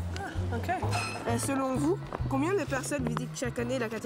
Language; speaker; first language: French; native; French